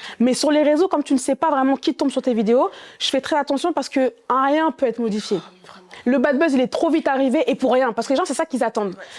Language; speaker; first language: French; early bilingual, other home language; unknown